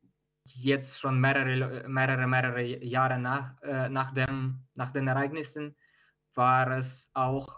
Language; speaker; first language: German; non-native, fluent; Ukrainian